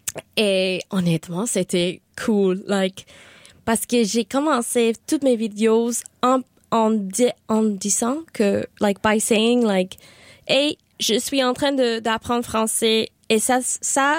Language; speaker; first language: French; non-native, learner; English